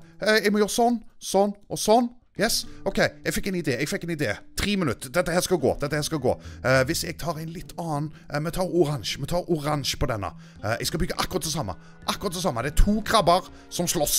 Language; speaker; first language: Norwegian; native; Norwegian